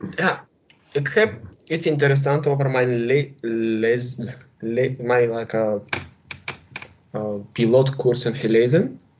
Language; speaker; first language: Dutch; non-native, learner; Bulgarian